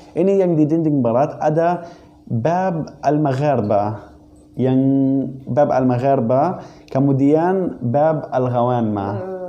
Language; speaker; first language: Indonesian; non-native, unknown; Arabic